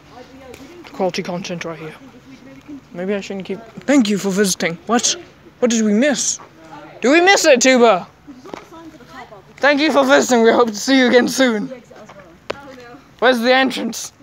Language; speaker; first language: English; native; English